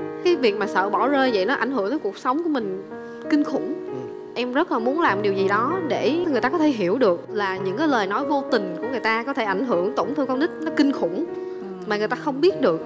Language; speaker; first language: Vietnamese; native; Vietnamese